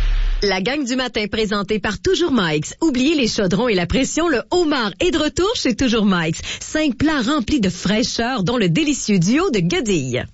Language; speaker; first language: French; native; French